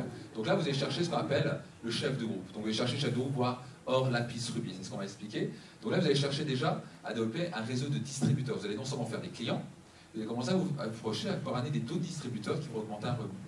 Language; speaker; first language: French; native; French